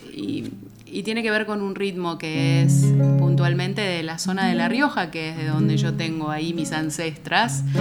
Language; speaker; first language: Spanish; native; Spanish